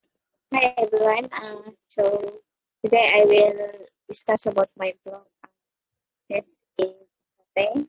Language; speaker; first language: English; non-native, local second language; Malay